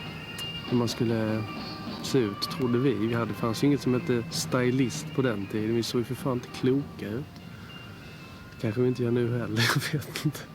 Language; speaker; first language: Swedish; native; Swedish